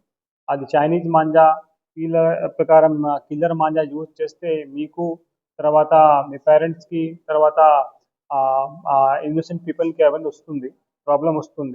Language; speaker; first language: Telugu; non-native, local second language; Urdu